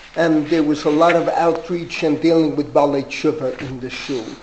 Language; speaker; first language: English; native; English